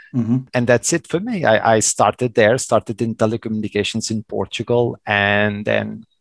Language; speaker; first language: English; non-native, fluent; Portuguese